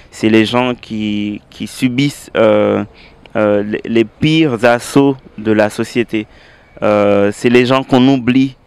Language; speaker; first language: French; native; French